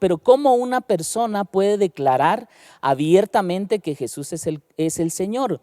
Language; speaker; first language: Spanish; native; Spanish